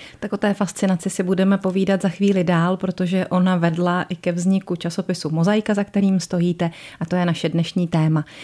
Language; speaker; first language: Czech; native; Czech